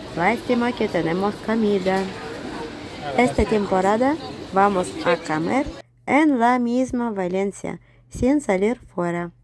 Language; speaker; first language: Spanish; non-native, fluent; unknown